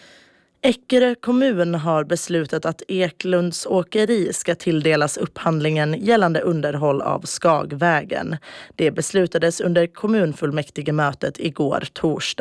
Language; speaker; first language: Swedish; native; Swedish